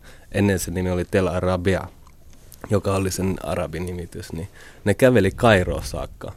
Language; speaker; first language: Finnish; early bilingual, other home language; Arabic